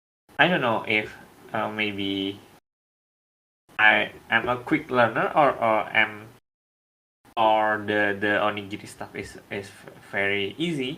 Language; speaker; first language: English; non-native, learner; Indonesian